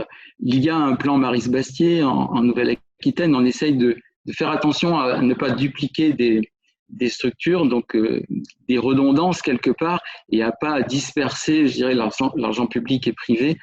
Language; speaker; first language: French; native; French